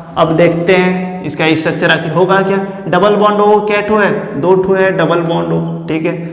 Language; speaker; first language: Hindi; native; Hindi